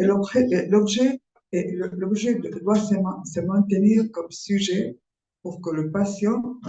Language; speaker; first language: French; non-native, fluent; Spanish